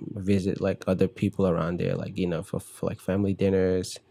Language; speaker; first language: English; early bilingual, other home language; Igbo